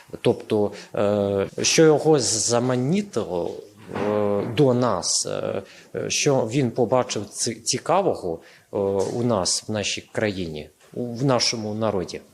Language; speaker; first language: Ukrainian; non-native, fluent; Serbian